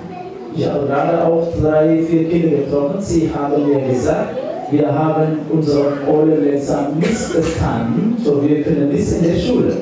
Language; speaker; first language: German; non-native, fluent; Sinhala